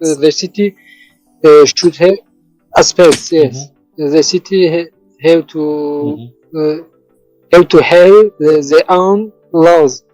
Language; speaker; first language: English; non-native, learner; Tajik